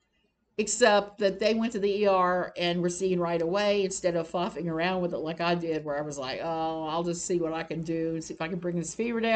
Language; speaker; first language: English; native; English